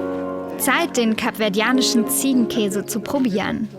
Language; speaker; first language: German; native; German